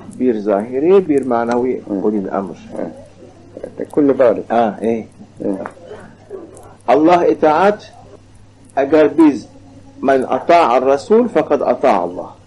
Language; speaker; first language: Turkish; non-native, learner; Arabic